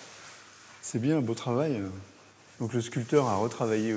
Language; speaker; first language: French; native; French